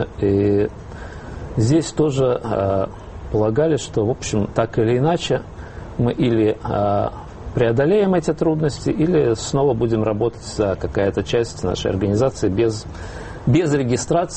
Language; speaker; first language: Russian; native; Russian